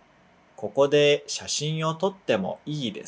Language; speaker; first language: Japanese; non-native, fluent; Portuguese